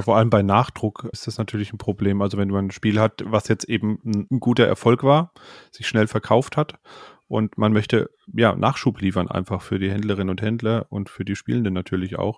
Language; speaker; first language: German; native; German